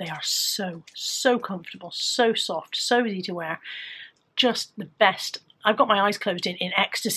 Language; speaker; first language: English; native; English